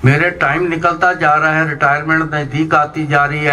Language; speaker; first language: Hindi; non-native, local second language; Punjabi